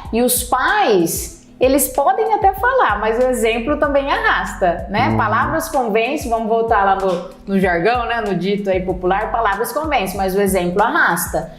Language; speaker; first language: Portuguese; native; Portuguese